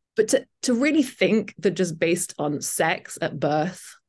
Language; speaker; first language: English; native; English